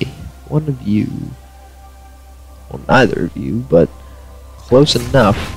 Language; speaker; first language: English; native; English